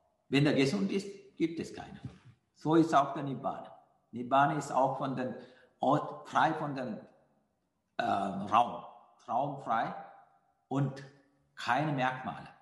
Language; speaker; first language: German; non-native, fluent; Sinhala